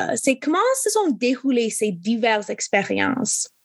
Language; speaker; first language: French; non-native, local second language; English